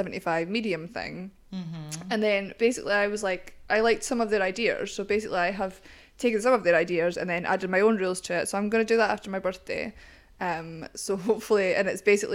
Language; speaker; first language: English; native; English